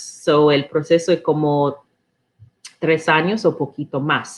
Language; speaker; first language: Spanish; non-native, learner; English